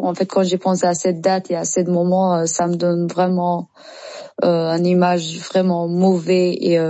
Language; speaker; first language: French; non-native, learner; Persian